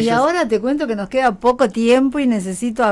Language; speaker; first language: Spanish; native; Spanish